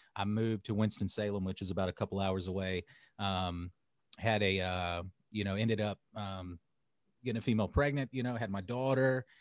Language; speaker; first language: English; native; English